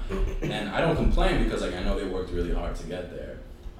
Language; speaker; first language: English; native; English